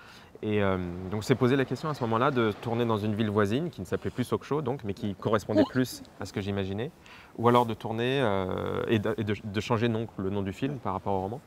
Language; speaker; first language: French; native; French